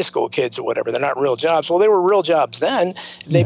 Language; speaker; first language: English; native; English